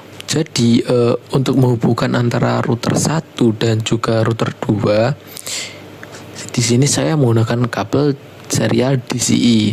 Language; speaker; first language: Indonesian; native; Indonesian